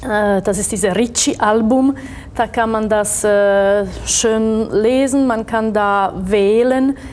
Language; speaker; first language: German; non-native, fluent; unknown